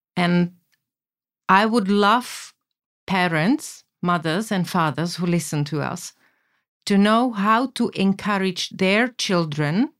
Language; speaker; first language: English; non-native, fluent; Slovak